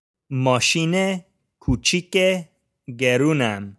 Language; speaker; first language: Persian; non-native, learner; English